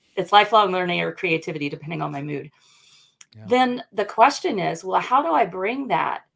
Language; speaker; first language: English; native; English